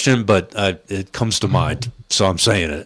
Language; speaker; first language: English; native; English